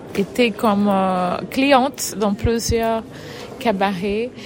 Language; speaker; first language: French; non-native, fluent; Portuguese